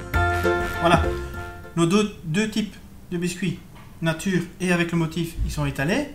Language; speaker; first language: French; native; French